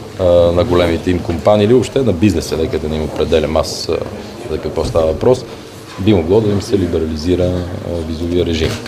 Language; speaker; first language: Bulgarian; native; Bulgarian